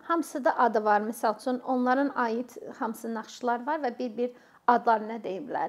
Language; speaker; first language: Azerbaijani; non-native, fluent; English